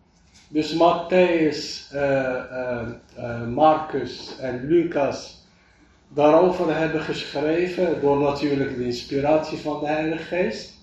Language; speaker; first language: Dutch; non-native, fluent; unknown